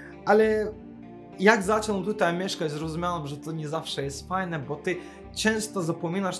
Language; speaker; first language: Polish; non-native, fluent; Azerbaijani